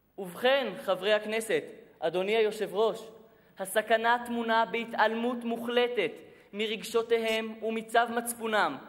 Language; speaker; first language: Hebrew; native; Hebrew